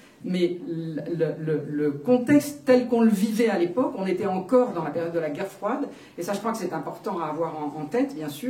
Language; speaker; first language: French; native; French